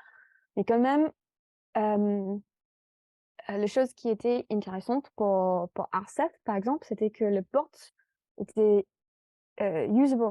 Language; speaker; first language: French; non-native, fluent; English